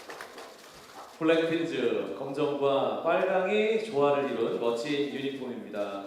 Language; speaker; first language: Korean; native; Korean